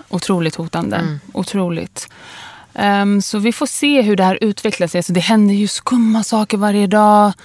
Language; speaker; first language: Swedish; early bilingual, other home language; Kurdish